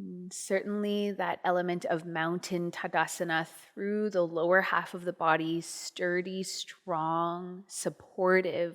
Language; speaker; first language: English; native; English